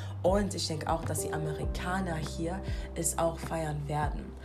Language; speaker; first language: German; non-native, fluent; English